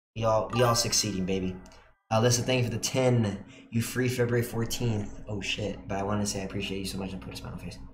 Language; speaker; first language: English; native; English